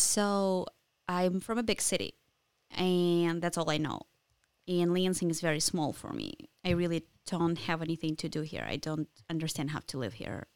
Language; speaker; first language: English; non-native, fluent; Ukrainian